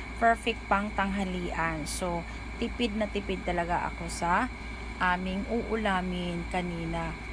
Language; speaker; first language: Filipino; non-native, local second language; Cebuano